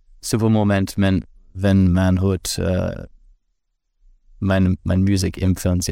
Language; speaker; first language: German; non-native, learner; English